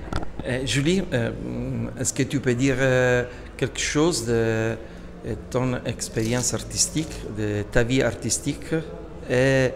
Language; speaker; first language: French; non-native, learner; Italian